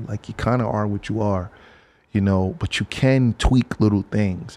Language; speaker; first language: English; native; English